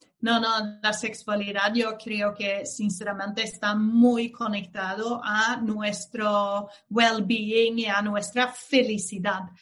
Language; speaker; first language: Spanish; non-native, fluent; Swedish